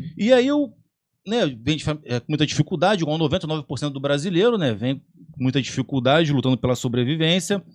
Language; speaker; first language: Portuguese; native; Portuguese